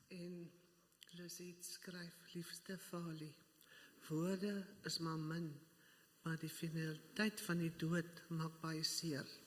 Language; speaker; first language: Afrikaans; native; Afrikaans